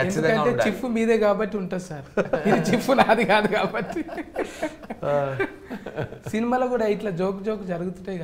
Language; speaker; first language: Telugu; native; Telugu